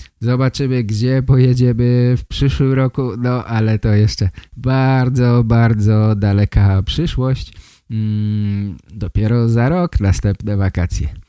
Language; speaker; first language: Polish; native; Polish